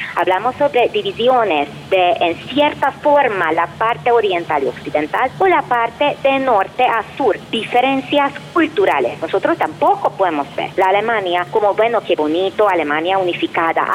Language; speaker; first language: Spanish; non-native, fluent; Hungarian